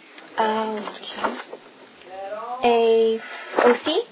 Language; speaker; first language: French; non-native, learner; English